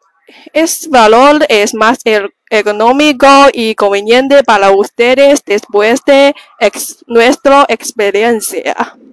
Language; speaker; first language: Spanish; non-native, learner; Chinese